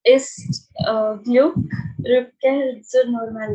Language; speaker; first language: German; non-native, learner; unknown